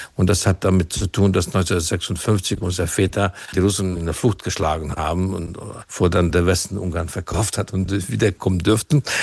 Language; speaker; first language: German; non-native, fluent; Hungarian